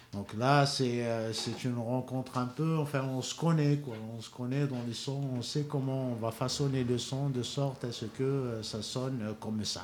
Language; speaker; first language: French; non-native, local second language; Kabyle